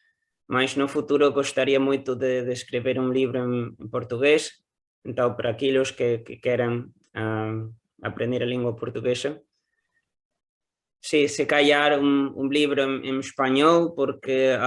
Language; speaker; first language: Portuguese; non-native, learner; Spanish